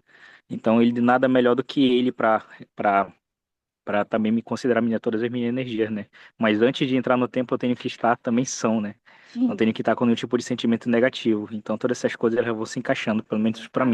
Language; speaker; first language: Portuguese; native; Portuguese